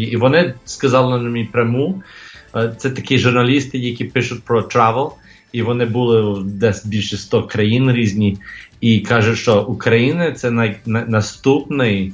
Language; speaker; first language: Ukrainian; early bilingual, heritage; English